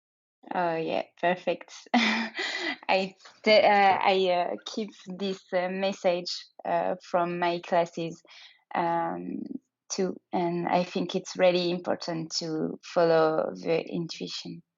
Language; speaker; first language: English; non-native, learner; French